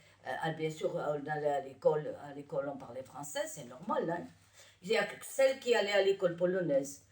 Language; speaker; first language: French; early bilingual, other home language; Polish